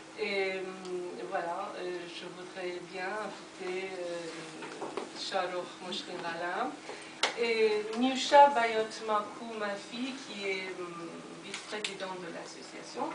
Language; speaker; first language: French; non-native, fluent; Persian